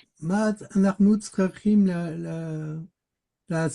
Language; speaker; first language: Hebrew; non-native, learner; French